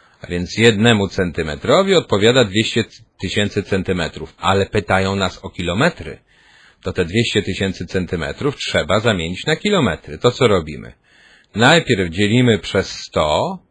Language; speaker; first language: Polish; native; Polish